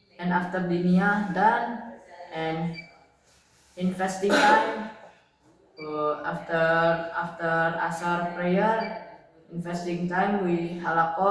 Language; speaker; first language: English; non-native, learner; Indonesian